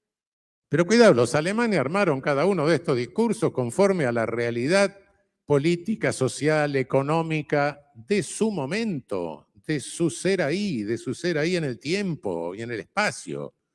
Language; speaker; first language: Spanish; native; Spanish